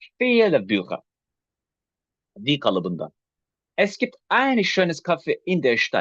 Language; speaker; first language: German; non-native, fluent; Turkish